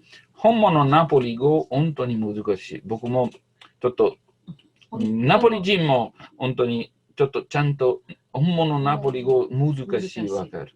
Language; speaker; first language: Japanese; non-native, learner; Italian